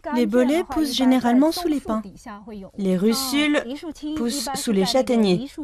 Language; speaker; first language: French; non-native, fluent; Ukrainian